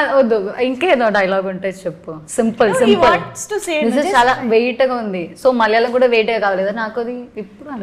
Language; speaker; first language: Telugu; non-native, learner; Malayalam